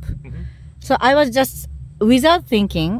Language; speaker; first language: English; non-native, learner; Japanese